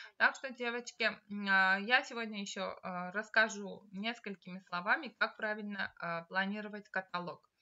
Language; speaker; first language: Russian; non-native, local second language; Armenian